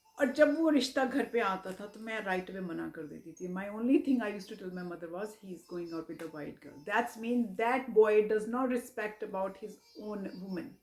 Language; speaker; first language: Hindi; early bilingual, heritage; Hindi